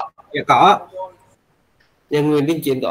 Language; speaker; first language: Vietnamese; native; Vietnamese